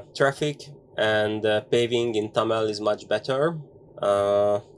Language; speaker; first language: English; non-native, fluent; Hungarian